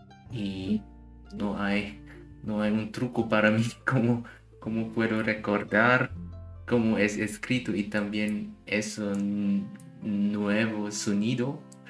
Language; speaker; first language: Spanish; non-native, learner; German